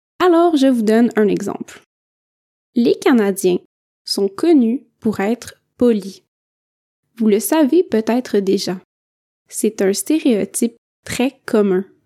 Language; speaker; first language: French; native; French